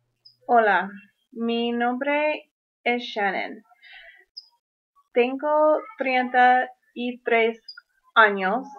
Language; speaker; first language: Spanish; non-native, learner; English